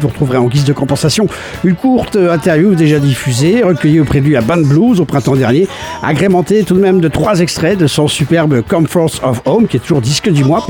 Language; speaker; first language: French; native; French